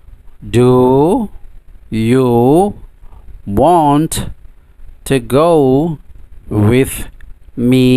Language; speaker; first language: English; non-native, fluent; Indonesian